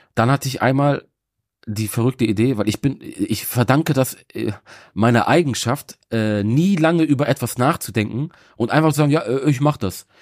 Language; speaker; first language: German; native; German